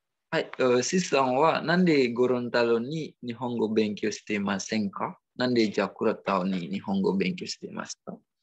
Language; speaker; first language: Japanese; non-native, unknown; Balinese